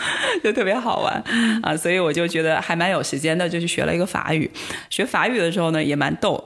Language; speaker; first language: Chinese; native; Chinese